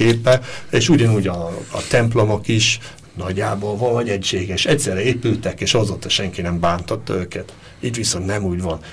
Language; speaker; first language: Hungarian; early bilingual, heritage; Hungarian